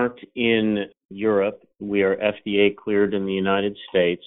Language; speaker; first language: English; native; English